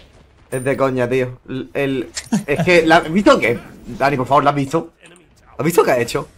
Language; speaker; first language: Spanish; native; Spanish